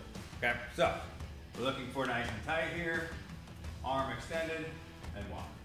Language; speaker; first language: English; native; English